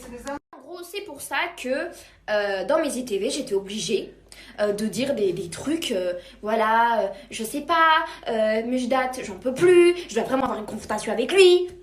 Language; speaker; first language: French; native; French